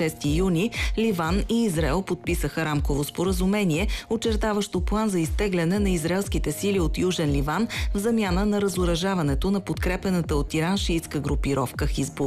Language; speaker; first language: Bulgarian; native; Bulgarian